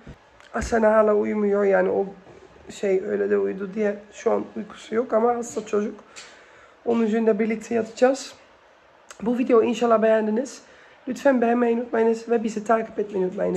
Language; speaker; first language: Turkish; early bilingual, heritage; Turkish